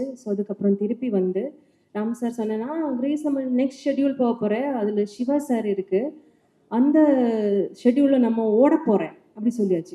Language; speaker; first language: Tamil; non-native, learner; Malayalam